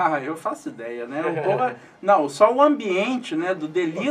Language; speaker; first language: Portuguese; native; Portuguese